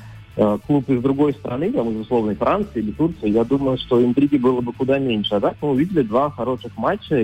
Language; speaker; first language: Russian; native; Russian